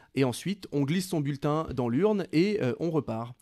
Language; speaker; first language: French; native; French